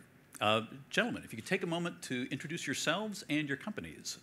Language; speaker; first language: English; native; English